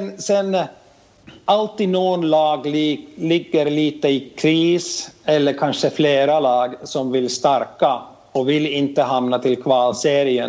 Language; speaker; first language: Swedish; non-native, fluent; Finnish